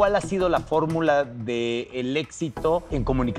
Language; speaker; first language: Spanish; native; Spanish